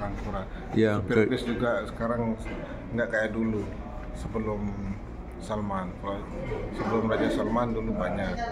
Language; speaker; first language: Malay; non-native, local second language; Sasak